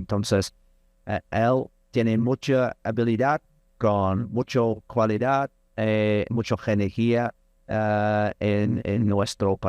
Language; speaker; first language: Spanish; non-native, learner; English